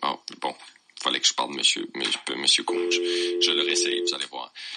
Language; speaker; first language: French; native; French